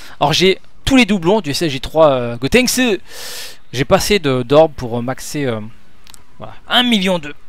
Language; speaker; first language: French; native; French